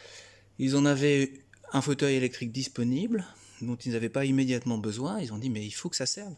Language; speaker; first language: French; native; French